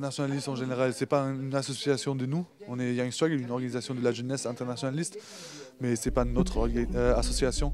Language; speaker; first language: French; non-native, fluent; Turkish